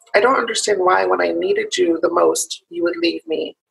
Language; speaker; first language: English; native; English